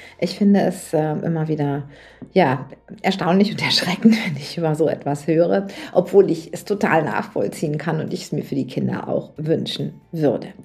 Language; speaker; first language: German; native; German